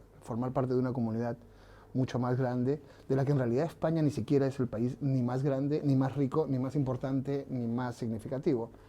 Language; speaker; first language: Spanish; native; Spanish